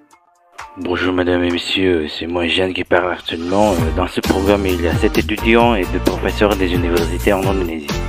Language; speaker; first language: French; non-native, learner; Indonesian